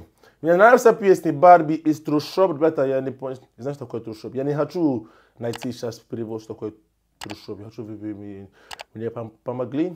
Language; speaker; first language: Russian; non-native, learner; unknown